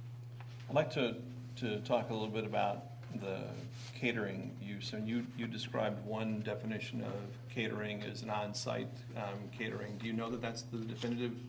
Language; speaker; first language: English; native; English